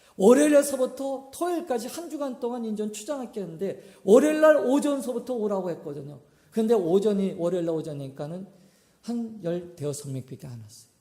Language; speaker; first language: Korean; native; Korean